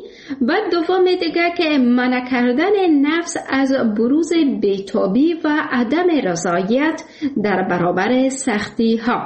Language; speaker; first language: Persian; native; Persian